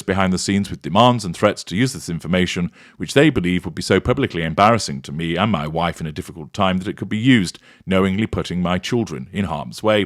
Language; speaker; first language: English; native; English